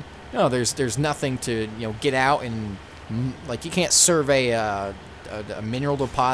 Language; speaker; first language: English; native; English